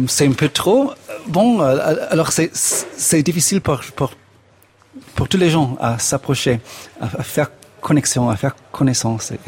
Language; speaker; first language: French; non-native, fluent; English